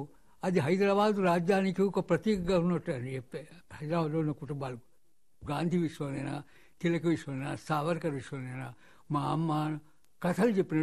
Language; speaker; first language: Telugu; non-native, local second language; Marathi